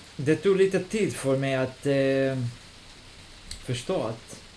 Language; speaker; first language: Swedish; non-native, learner; Hebrew